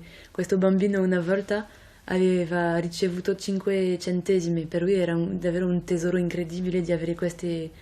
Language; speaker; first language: Italian; non-native, fluent; French